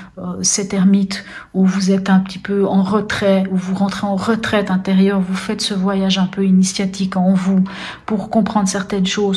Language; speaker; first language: French; native; French